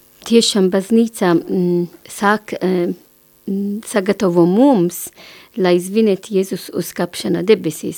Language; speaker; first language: Latvian; non-native, learner; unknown